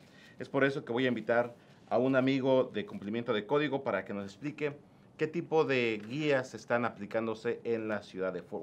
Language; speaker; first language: Spanish; native; Spanish